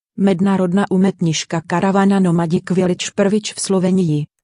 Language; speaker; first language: Slovenian; non-native, learner; Czech